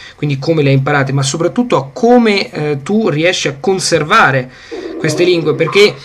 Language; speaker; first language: Italian; native; Italian